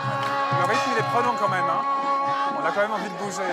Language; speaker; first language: French; native; French